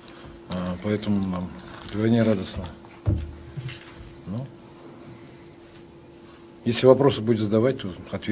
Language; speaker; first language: Russian; native; Russian